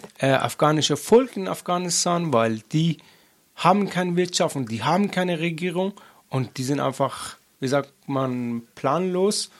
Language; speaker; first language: German; non-native, learner; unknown